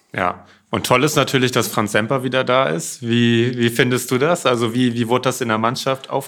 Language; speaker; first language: German; native; German